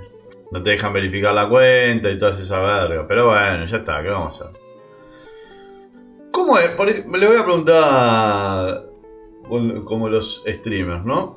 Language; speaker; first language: Spanish; native; Spanish